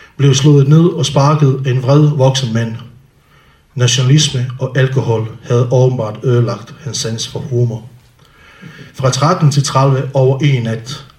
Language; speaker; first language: Danish; non-native, fluent; Bosnian